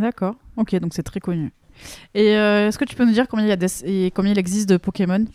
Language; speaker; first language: French; native; French